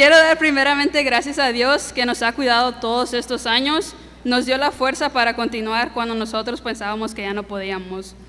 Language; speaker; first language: Spanish; early bilingual, heritage; Spanish